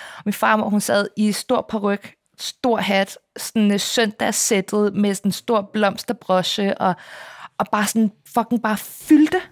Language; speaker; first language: Danish; native; Danish